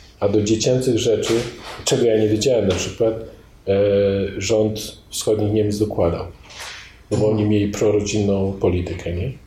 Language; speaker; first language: Polish; native; Polish